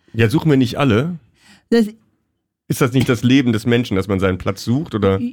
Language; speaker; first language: German; native; German